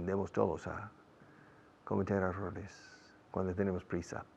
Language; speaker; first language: Spanish; non-native, fluent; English